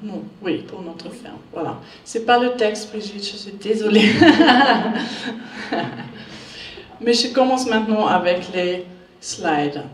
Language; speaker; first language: French; non-native, learner; German